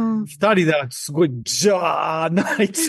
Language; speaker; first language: Japanese; non-native, learner; English